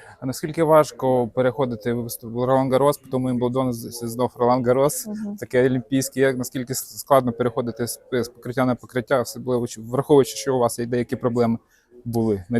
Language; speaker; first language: Ukrainian; non-native, local second language; Russian